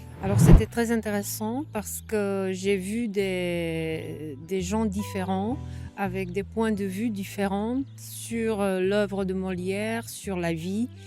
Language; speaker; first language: French; non-native, fluent; Czech